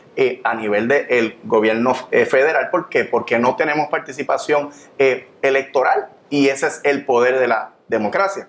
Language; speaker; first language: Spanish; native; Spanish